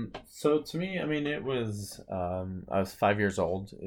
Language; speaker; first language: English; early bilingual, other home language; French